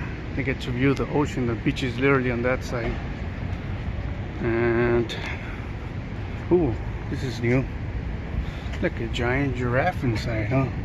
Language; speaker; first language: English; native; English